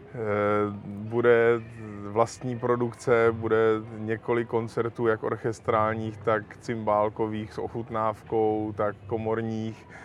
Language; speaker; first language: Czech; native; Czech